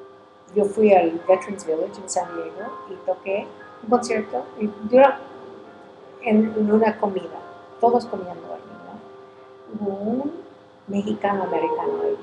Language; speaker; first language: Spanish; early bilingual, heritage; English